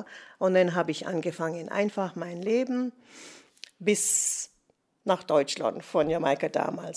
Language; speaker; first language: German; non-native, fluent; English